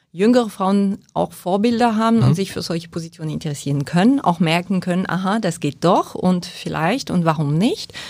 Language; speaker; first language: German; non-native, fluent; French